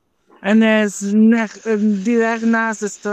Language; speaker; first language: Dutch; non-native, fluent; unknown